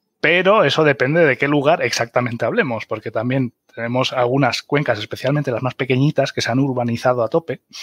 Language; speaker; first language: Spanish; early bilingual, other home language; German